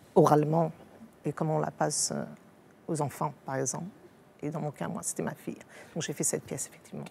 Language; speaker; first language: French; native; French